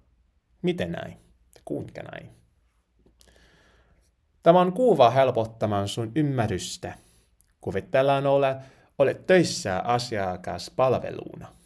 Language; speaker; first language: Finnish; non-native, learner; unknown